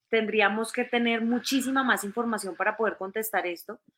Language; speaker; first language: Spanish; native; Spanish